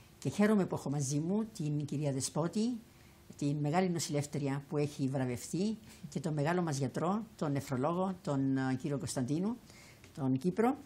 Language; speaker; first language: Greek; native; Greek